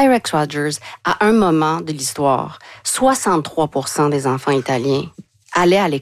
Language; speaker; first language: French; native; French